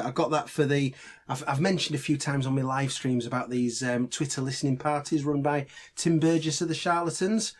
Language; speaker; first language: English; native; English